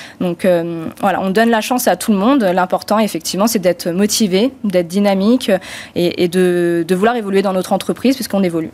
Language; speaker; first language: French; non-native, fluent; Romanian